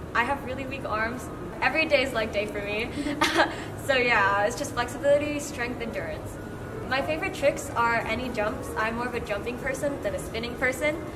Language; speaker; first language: English; native; English